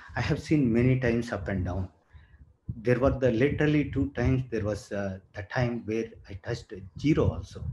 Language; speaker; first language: English; non-native, local second language; Telugu